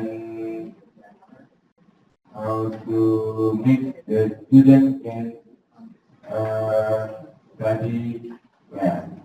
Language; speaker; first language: English; non-native, learner; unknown